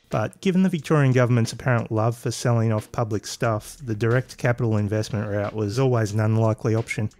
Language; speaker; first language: English; native; English